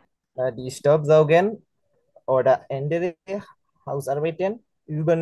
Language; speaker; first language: German; non-native, learner; Bangla